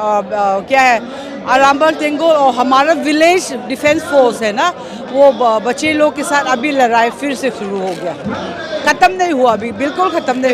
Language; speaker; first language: Hindi; non-native, local second language; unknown